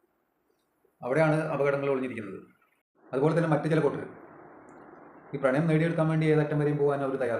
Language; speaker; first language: Malayalam; native; Malayalam